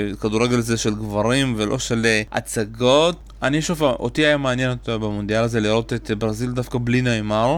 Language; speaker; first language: Hebrew; native; Hebrew